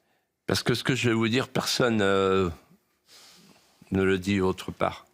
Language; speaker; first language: French; native; French